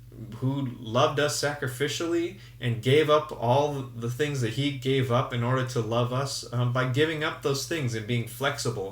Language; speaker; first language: English; native; English